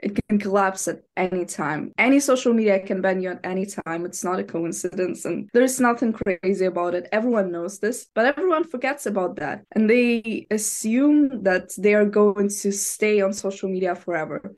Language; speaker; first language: English; non-native, fluent; Ukrainian